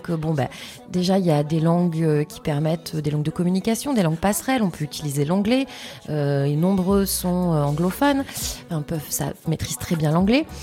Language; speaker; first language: French; native; French